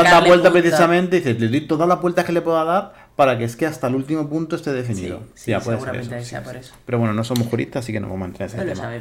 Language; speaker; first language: Spanish; native; Spanish